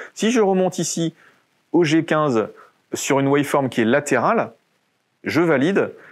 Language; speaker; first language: French; native; French